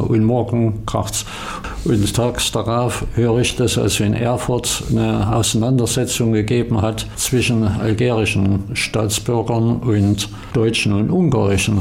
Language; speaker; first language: German; native; German